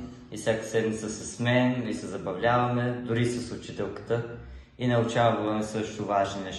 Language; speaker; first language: Bulgarian; early bilingual, heritage; Bulgarian